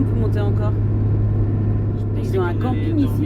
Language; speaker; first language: French; native; French